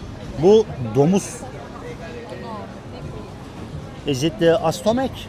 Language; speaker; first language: English; non-native, learner; Turkish